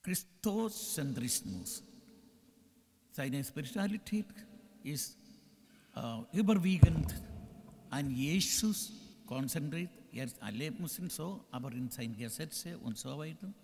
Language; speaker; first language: German; non-native, learner; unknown